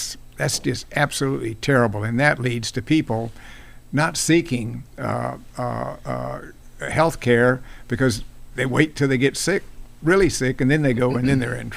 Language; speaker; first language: English; native; English